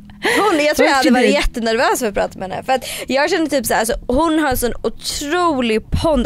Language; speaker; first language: Swedish; native; Swedish